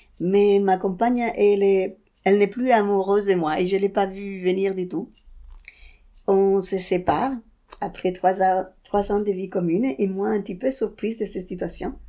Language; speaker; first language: French; non-native, fluent; Spanish